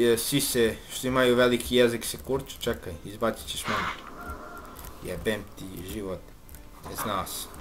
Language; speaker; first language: Serbian; early bilingual, heritage; Bosnian